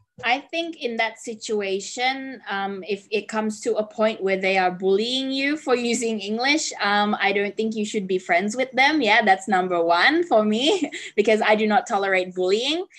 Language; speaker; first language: English; early bilingual, other home language; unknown